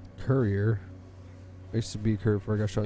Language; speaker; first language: English; native; English